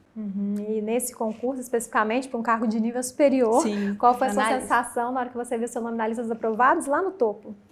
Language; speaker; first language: Portuguese; native; Portuguese